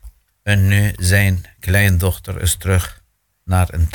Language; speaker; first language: Dutch; non-native, fluent; Arabic